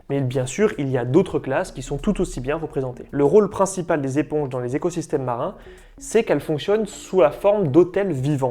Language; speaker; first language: French; native; French